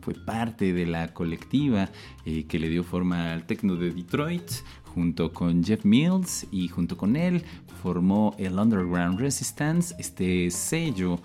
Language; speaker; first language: Spanish; native; Spanish